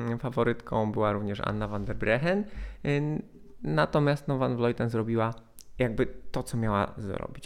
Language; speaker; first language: Polish; native; Polish